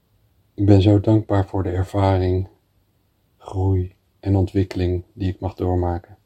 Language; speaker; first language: Dutch; native; Dutch